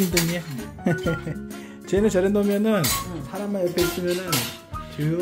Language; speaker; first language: Korean; native; Korean